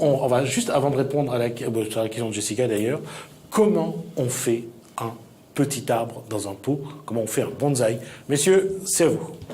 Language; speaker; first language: French; native; French